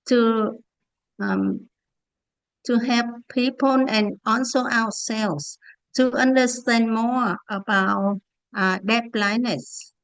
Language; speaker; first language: English; non-native, learner; Vietnamese